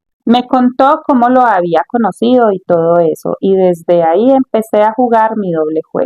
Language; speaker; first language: Spanish; native; Spanish